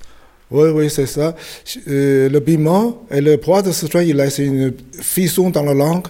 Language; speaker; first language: French; non-native, fluent; Chinese